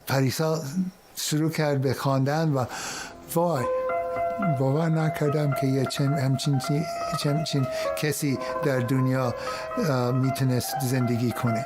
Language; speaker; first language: Persian; non-native, fluent; English